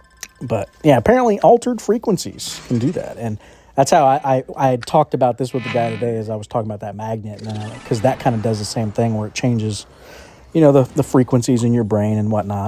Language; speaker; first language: English; native; English